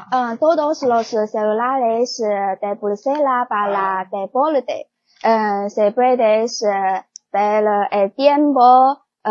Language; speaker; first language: Spanish; non-native, learner; Chinese